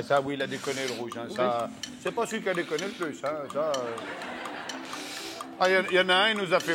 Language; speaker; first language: French; native; French